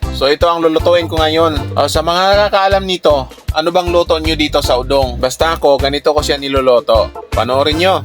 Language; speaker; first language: Filipino; non-native, local second language; Cebuano